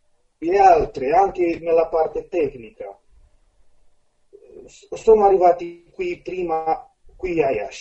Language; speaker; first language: Italian; non-native, fluent; Romanian